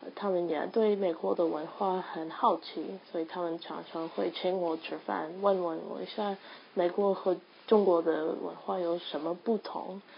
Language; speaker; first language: Chinese; non-native, learner; English